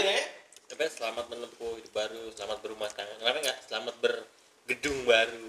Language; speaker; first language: Indonesian; native; Indonesian